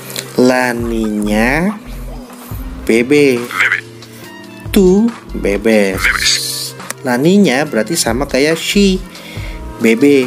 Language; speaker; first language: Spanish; non-native, learner; Indonesian